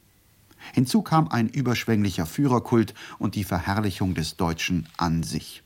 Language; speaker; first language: German; native; German